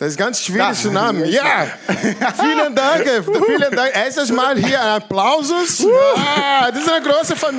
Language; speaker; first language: German; non-native, learner; Portuguese